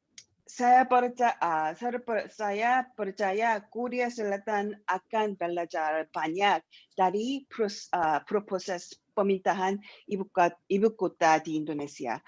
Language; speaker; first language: Indonesian; non-native, learner; Korean